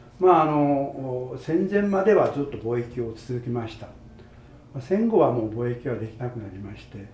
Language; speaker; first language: Japanese; native; Japanese